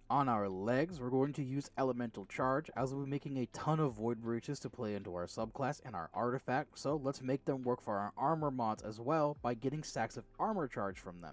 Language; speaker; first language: English; native; English